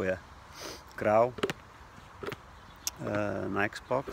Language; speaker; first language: Polish; non-native, learner; English